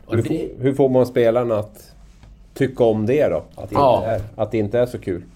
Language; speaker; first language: Swedish; native; Swedish